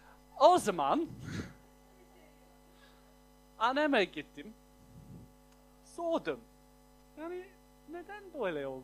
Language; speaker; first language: Turkish; non-native, fluent; English